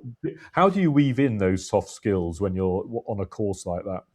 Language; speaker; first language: English; native; English